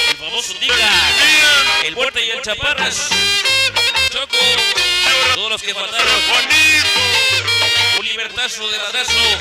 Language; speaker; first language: Spanish; native; Spanish